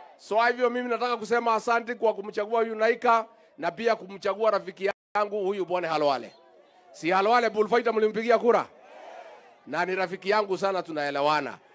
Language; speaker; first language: Swahili; non-native, local second language; Kikuyu